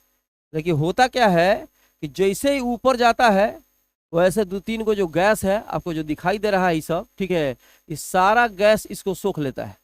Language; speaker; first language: Hindi; native; Hindi